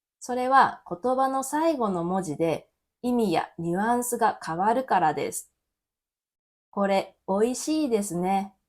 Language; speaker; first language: Japanese; native; Japanese